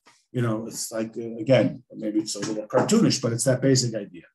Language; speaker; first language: English; native; English